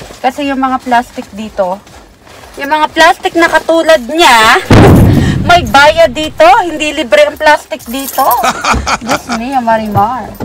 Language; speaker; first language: Filipino; native; Filipino